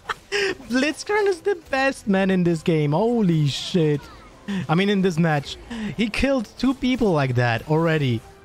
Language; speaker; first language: English; non-native, fluent; Polish